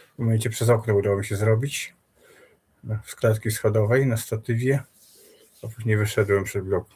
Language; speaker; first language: Polish; native; Polish